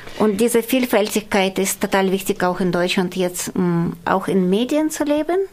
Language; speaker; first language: German; non-native, fluent; Russian